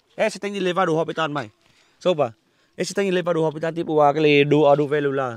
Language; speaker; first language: Portuguese; non-native, learner; Vietnamese